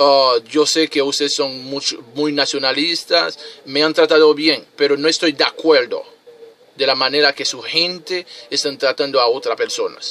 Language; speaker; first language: Spanish; non-native, fluent; Haitian Creole